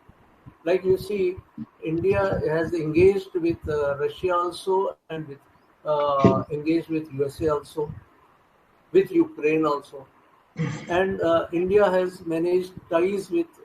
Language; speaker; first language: English; non-native, local second language; Hindi